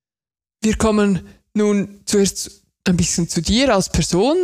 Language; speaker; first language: German; native; German